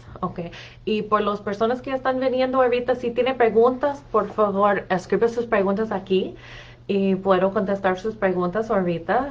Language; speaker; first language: Spanish; non-native, fluent; English